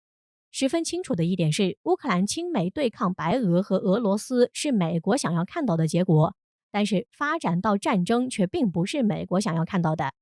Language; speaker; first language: Chinese; native; Chinese